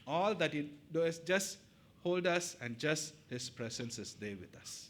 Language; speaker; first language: English; non-native, local second language; Tamil